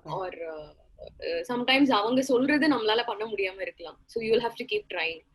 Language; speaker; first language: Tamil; non-native, local second language; Malayalam